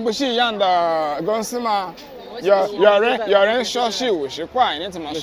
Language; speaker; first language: Chinese; non-native, learner; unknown